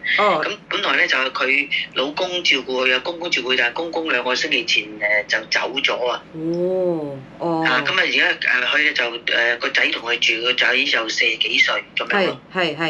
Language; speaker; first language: Cantonese; native; Cantonese